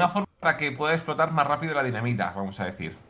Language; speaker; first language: Spanish; native; Spanish